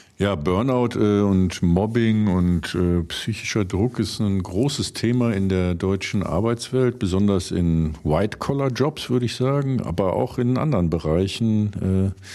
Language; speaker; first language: German; native; German